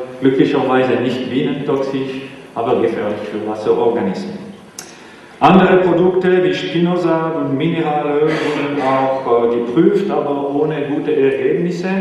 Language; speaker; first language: German; non-native, local second language; French